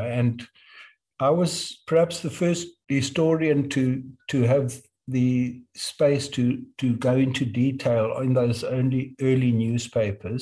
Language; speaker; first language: English; native; English